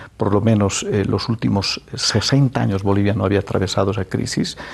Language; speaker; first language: Spanish; native; Spanish